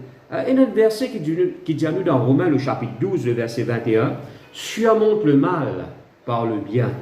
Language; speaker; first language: French; non-native, local second language; Morisyen